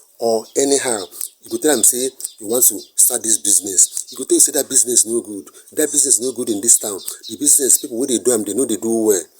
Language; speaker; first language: Nigerian Pidgin; non-native, local second language; Igbo